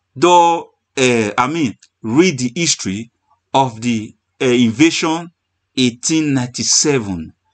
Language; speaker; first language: Nigerian Pidgin; non-native, local second language; Bini